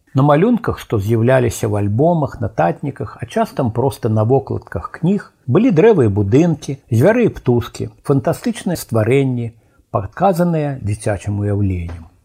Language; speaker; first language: Belarusian; native; Belarusian